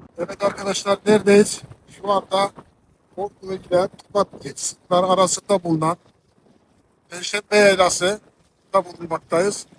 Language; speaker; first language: Turkish; native; Turkish